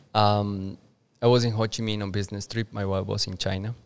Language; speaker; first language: English; non-native, fluent; Spanish